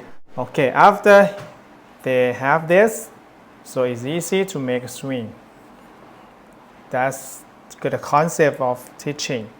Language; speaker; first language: English; non-native, learner; Thai